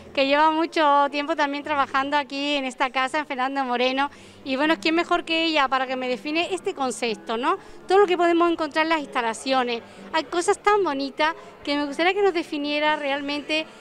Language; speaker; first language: Spanish; native; Spanish